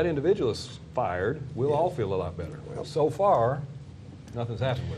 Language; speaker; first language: English; native; English